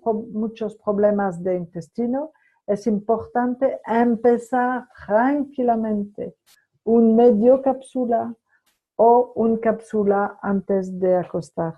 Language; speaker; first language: Spanish; non-native, fluent; French